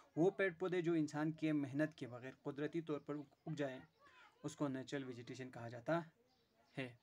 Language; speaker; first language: Hindi; non-native, local second language; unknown